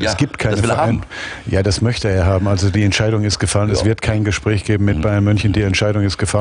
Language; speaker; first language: German; native; German